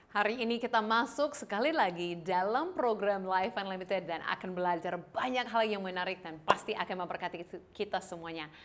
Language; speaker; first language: Indonesian; non-native, fluent; English